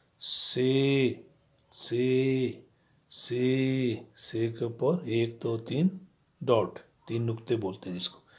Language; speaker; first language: Urdu; native; Urdu